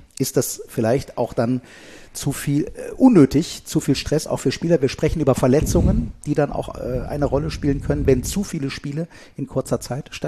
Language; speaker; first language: German; native; German